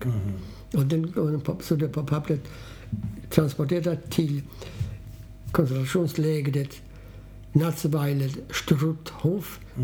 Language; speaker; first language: Swedish; non-native, fluent; Polish